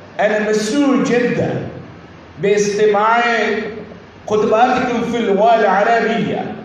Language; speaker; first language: Arabic; non-native, learner; Bangla